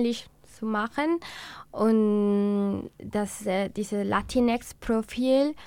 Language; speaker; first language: German; non-native, learner; Spanish